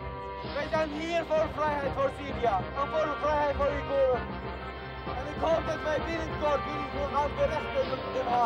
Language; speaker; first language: Dutch; non-native, learner; Arabic